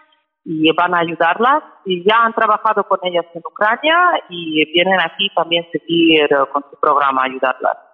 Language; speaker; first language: Spanish; non-native, fluent; Ukrainian